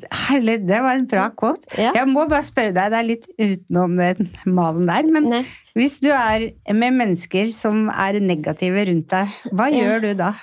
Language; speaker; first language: Norwegian; native; Norwegian